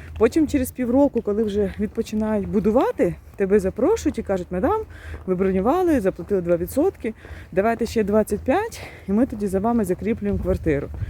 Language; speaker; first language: Ukrainian; native; Ukrainian